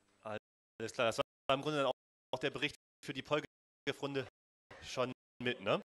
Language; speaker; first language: German; native; German